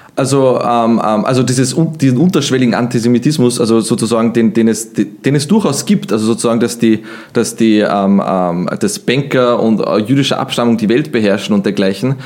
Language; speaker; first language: German; early bilingual, other home language; Bosnian